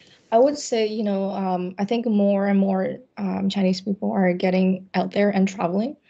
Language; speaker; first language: English; early bilingual, other home language; Chinese